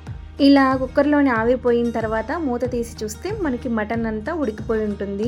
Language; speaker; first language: Telugu; native; Telugu